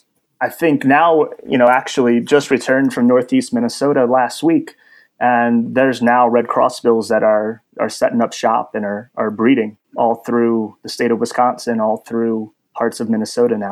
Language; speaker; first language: English; native; English